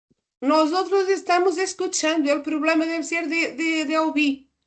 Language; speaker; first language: Portuguese; non-native, learner; Spanish